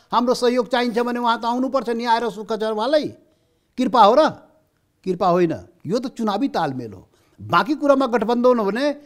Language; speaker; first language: Nepali; non-native, local second language; Maithili